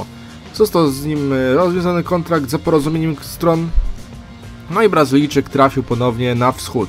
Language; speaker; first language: Polish; native; Polish